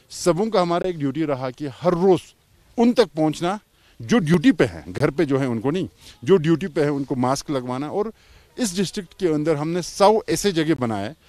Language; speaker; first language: Hindi; non-native, local second language; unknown